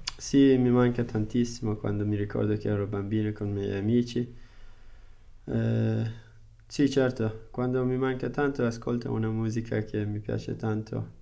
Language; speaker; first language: Italian; non-native, learner; Persian